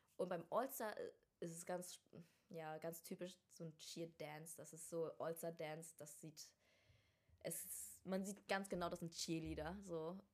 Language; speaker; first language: German; early bilingual, other home language; Vietnamese